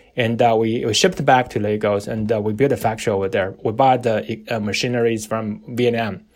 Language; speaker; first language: English; non-native, fluent; Chinese